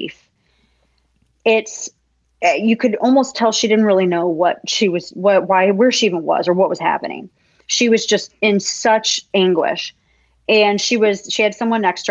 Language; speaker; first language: English; native; English